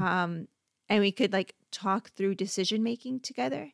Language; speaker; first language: English; early bilingual, other home language; Spanish